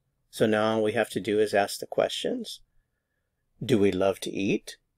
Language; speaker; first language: English; native; English